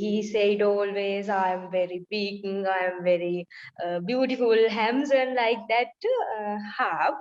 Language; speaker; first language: English; non-native, learner; Sinhala